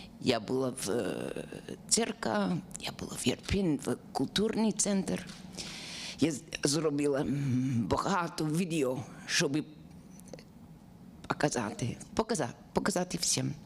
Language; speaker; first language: Ukrainian; non-native, learner; English